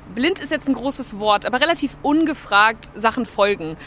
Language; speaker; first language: German; native; German